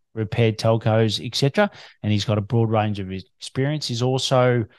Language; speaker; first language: English; native; English